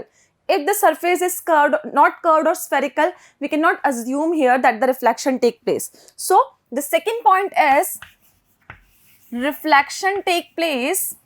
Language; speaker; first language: English; non-native, local second language; Hindi